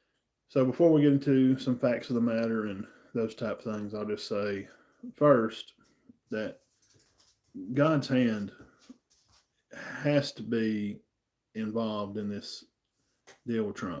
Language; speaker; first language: English; native; English